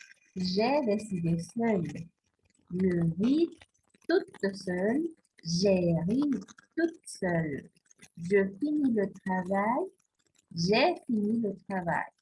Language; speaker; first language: French; non-native, fluent; Spanish